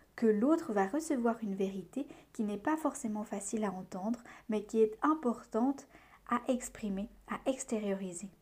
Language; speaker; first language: French; native; French